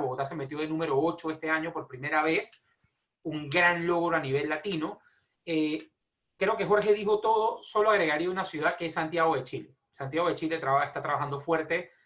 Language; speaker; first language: Spanish; native; Spanish